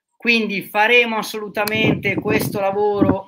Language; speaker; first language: Italian; native; Italian